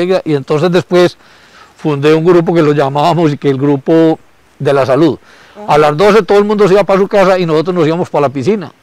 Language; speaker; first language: Spanish; native; Spanish